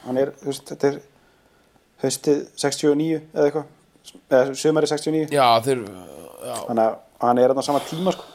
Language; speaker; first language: Icelandic; native; Icelandic